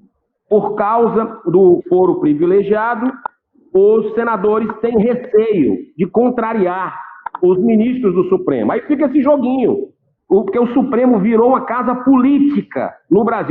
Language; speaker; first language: Portuguese; native; Portuguese